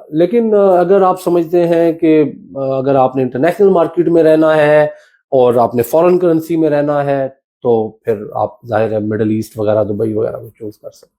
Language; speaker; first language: Urdu; non-native, local second language; Punjabi